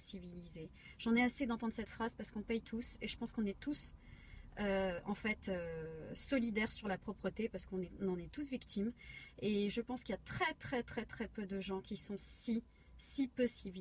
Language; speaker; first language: French; native; French